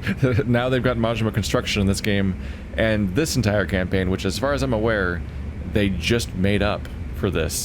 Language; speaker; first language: English; native; English